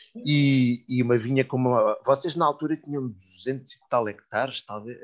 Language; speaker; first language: Portuguese; native; Portuguese